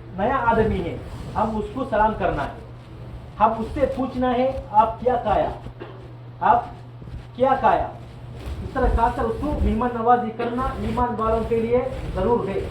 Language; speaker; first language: Hindi; non-native, local second language; Tamil